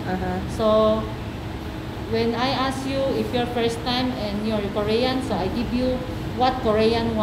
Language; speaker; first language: English; non-native, local second language; Min Nan Chinese